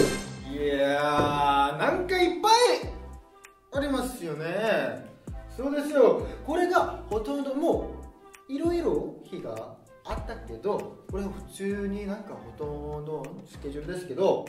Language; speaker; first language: Japanese; non-native, fluent; Korean